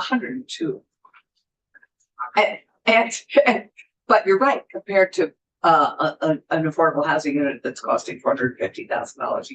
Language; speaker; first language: English; native; English